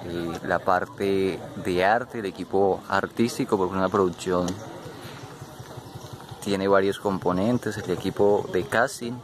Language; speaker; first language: Spanish; native; Spanish